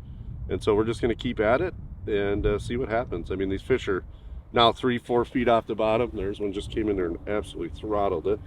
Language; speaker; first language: English; native; English